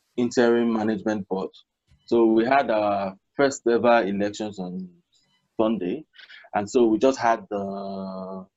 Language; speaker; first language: English; non-native, local second language; Yoruba